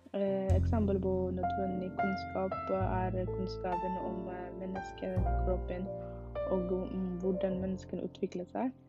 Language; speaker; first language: Norwegian; non-native, learner; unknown